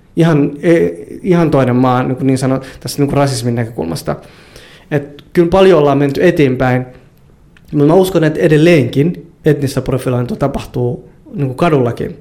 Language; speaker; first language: Finnish; early bilingual, other home language; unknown